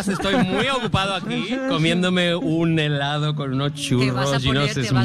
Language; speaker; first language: Spanish; native; Spanish